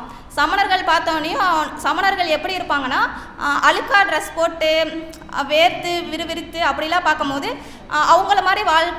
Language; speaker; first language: Tamil; native; Tamil